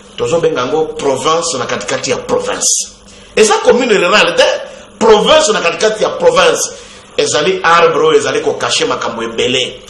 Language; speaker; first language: Lingala; non-native, local second language; Bembe